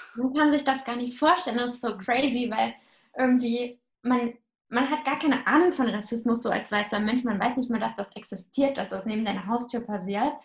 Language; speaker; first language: German; native; German